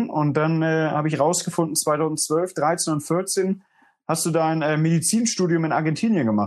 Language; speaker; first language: German; native; German